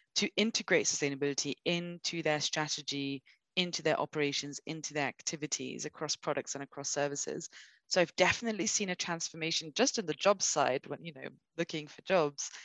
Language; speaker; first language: English; native; English